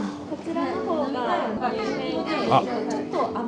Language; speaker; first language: Japanese; native; Japanese